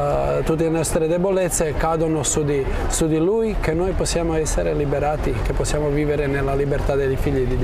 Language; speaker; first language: Italian; non-native, fluent; Croatian